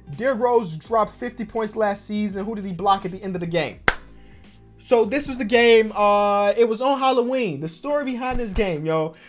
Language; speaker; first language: English; native; English